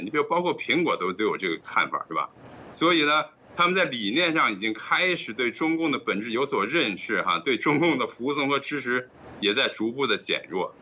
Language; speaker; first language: Chinese; native; Chinese